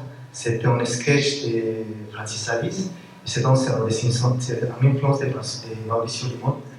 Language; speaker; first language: French; non-native, fluent; Spanish